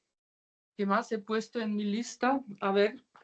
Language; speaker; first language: Spanish; non-native, fluent; German